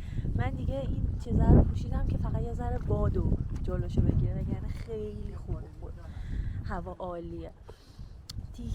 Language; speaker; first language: Persian; native; Persian